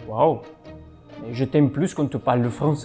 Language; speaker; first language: French; non-native, learner; Portuguese